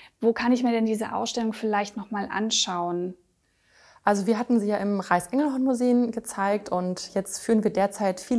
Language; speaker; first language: German; native; German